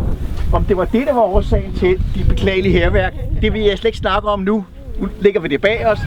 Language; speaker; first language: Danish; native; Danish